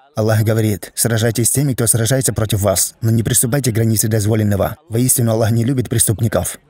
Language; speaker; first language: Russian; non-native, fluent; Danish